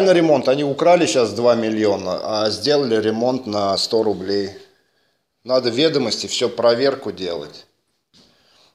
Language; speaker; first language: Russian; native; Russian